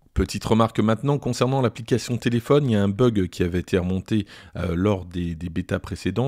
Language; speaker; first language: French; native; French